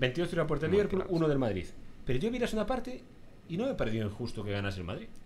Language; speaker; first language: Spanish; native; Spanish